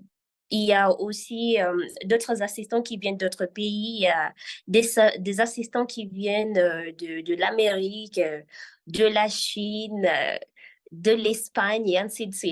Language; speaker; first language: French; non-native, fluent; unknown